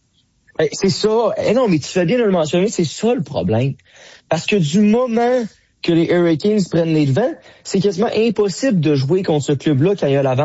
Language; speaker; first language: French; native; French